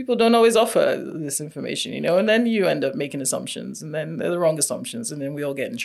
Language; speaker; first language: English; non-native, local second language; Yoruba